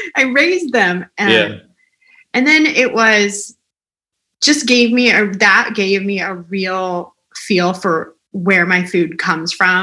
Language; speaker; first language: English; native; English